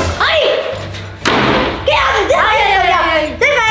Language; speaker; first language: Spanish; native; Spanish